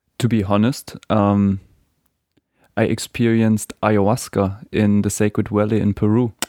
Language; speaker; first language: English; non-native, fluent; German